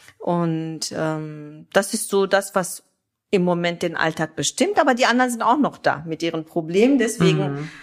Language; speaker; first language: German; early bilingual, other home language; Kurdish